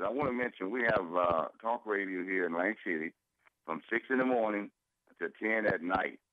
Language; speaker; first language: English; native; English